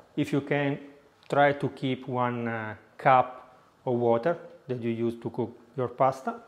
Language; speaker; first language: English; non-native, fluent; Italian